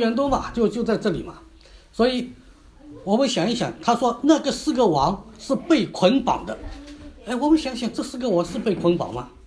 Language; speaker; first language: Chinese; native; Chinese